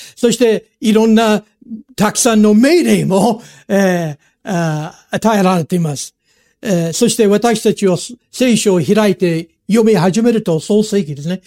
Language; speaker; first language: Japanese; non-native, fluent; English